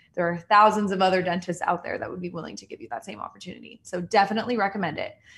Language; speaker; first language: English; native; English